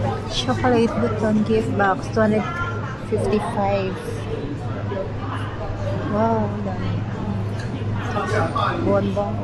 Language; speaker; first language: English; non-native, local second language; Filipino